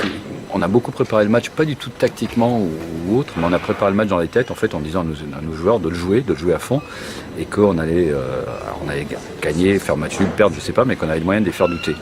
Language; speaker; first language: French; native; French